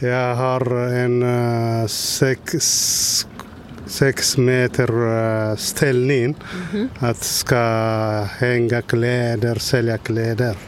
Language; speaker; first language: Swedish; non-native, learner; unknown